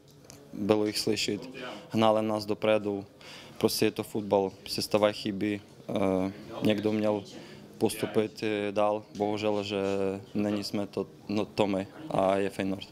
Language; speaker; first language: Czech; non-native, fluent; Ukrainian